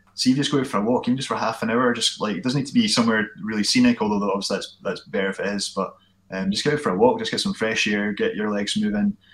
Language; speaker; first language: English; native; English